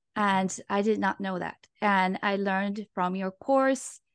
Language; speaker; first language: English; non-native, fluent; Japanese